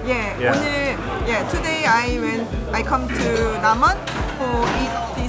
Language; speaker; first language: English; non-native, learner; Korean